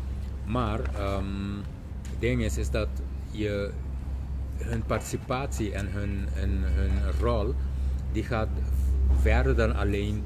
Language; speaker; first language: Dutch; non-native, local second language; Papiamento